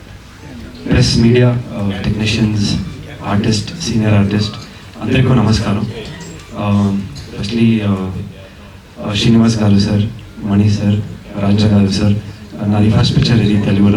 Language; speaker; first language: Telugu; non-native, local second language; Kannada